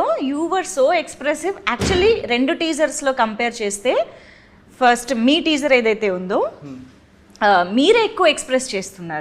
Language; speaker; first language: Telugu; native; Telugu